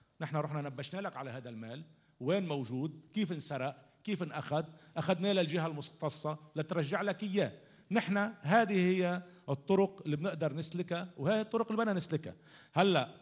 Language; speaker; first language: Arabic; native; Arabic